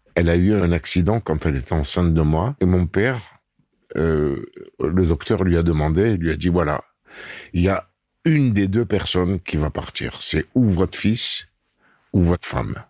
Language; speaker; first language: French; native; French